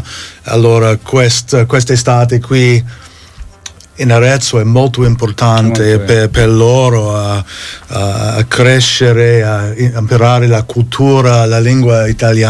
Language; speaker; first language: Italian; non-native, fluent; English